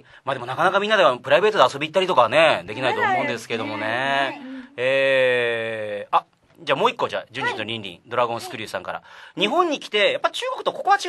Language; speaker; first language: Japanese; native; Japanese